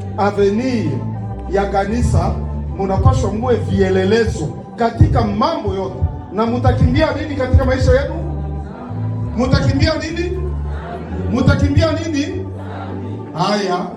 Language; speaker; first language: Swahili; native; Swahili